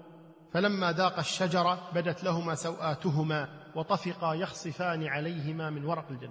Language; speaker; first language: Arabic; native; Arabic